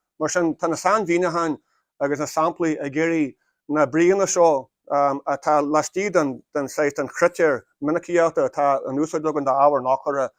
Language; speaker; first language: Irish; native; Irish